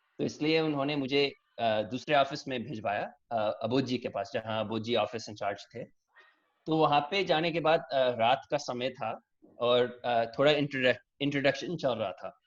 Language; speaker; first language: Hindi; early bilingual, heritage; English